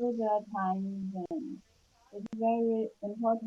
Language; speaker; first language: English; non-native, learner; Chinese